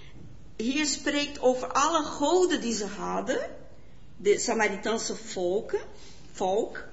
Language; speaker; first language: Dutch; non-native, fluent; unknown